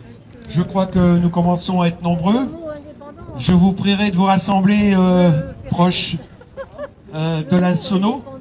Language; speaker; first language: French; native; French